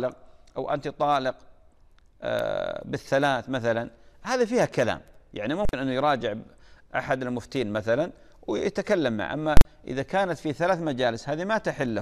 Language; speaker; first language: Arabic; native; Arabic